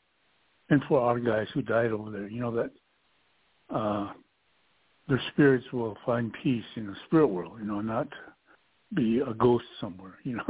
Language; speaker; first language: English; early bilingual, other home language; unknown